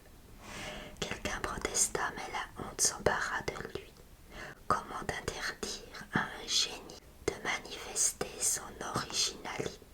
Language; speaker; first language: French; native; French